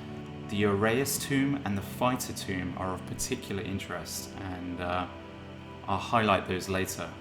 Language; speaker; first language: English; native; English